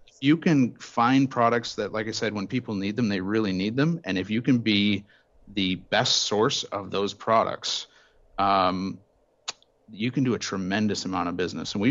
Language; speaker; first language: English; native; English